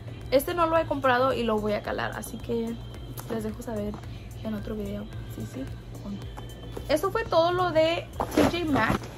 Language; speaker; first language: Spanish; early bilingual, heritage; Spanish